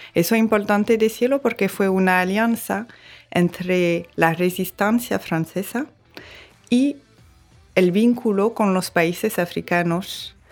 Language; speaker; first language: Spanish; non-native, fluent; French